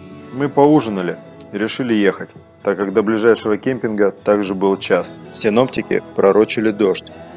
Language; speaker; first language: Russian; native; Russian